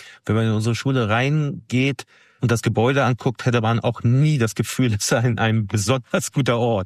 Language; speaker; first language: German; native; German